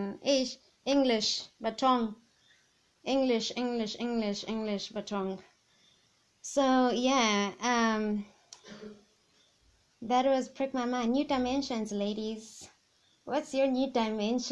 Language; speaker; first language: English; non-native, local second language; Zulu